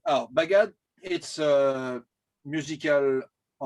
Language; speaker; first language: English; non-native, learner; French